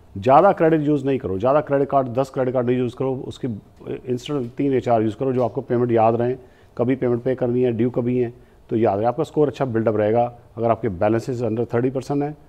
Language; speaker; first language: Hindi; native; Hindi